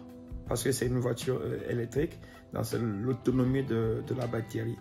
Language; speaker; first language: French; non-native, local second language; Ewe